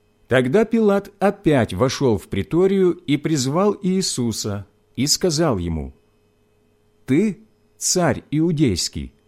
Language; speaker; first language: Russian; native; Russian